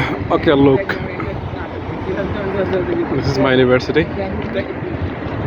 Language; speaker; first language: English; non-native, learner; Bangla